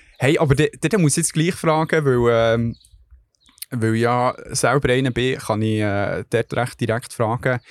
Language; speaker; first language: German; early bilingual, other home language; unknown